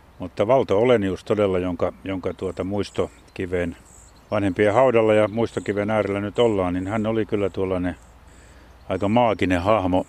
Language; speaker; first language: Finnish; native; Finnish